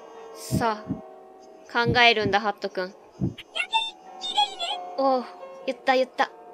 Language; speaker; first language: Japanese; native; Japanese